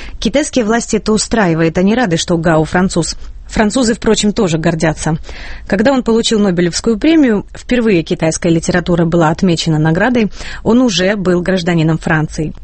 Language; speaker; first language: Russian; native; Russian